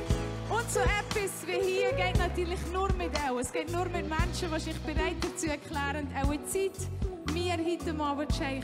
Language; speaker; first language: German; native; German